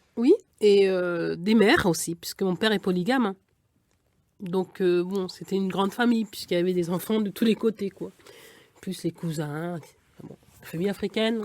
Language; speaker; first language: French; early bilingual, other home language; Igbo